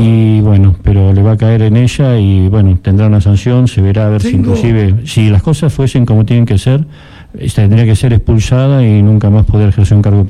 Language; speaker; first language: Spanish; native; Spanish